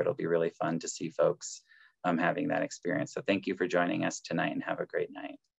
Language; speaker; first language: English; native; English